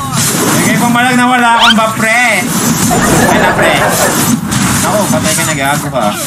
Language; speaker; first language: Filipino; native; Filipino